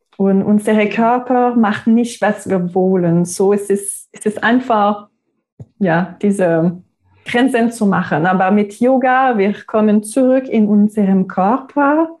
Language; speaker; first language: German; non-native, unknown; French